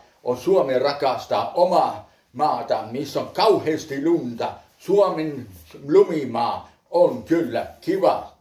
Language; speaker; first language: Finnish; early bilingual, heritage; Finnish